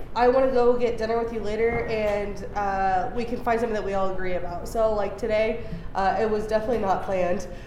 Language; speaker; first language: English; native; English